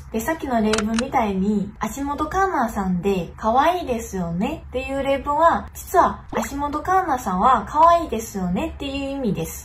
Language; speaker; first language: Japanese; non-native, fluent; Chinese